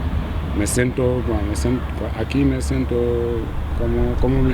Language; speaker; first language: Spanish; non-native, learner; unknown